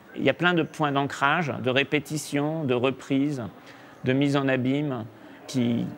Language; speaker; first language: French; native; French